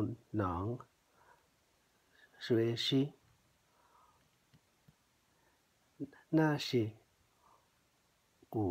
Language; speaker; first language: Chinese; non-native, learner; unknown